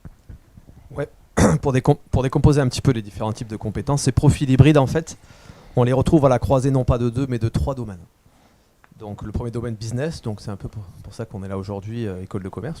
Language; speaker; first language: French; native; French